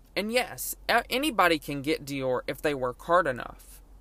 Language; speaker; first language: English; native; English